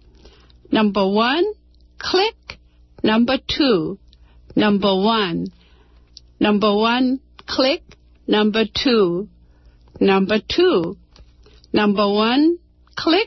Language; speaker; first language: English; non-native, fluent; Korean